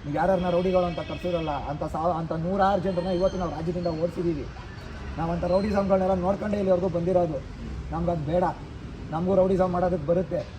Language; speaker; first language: Kannada; native; Kannada